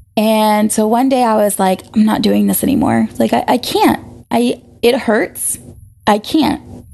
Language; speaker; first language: English; native; English